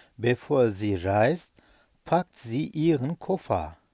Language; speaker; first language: German; non-native, fluent; Turkish